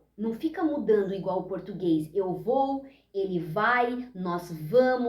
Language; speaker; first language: Portuguese; early bilingual, heritage; Portuguese